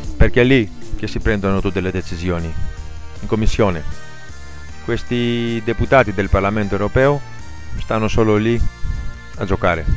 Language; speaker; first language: Italian; non-native, fluent; Greek